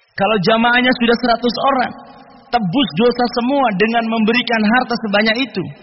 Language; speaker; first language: Indonesian; non-native, local second language; Javanese